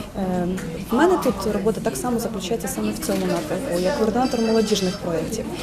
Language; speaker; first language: Ukrainian; native; Ukrainian